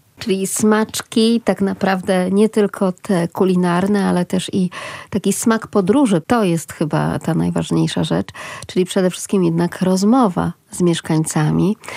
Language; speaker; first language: Polish; native; Polish